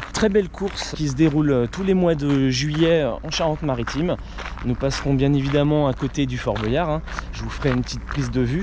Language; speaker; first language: French; native; French